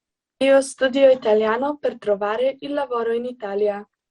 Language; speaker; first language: Italian; non-native, learner; Slovenian